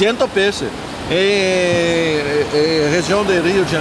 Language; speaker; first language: Italian; non-native, learner; Portuguese